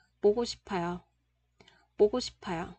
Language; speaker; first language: Korean; non-native, fluent; Vietnamese